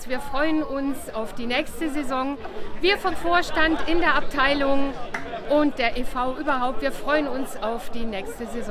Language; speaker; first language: German; native; German